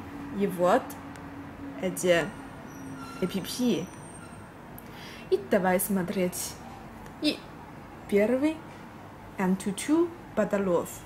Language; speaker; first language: Russian; non-native, learner; Chinese